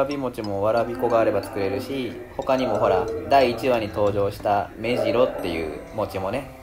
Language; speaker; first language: Japanese; native; Japanese